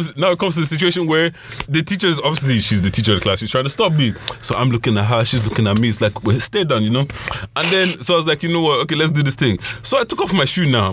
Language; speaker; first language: English; non-native, local second language; Yoruba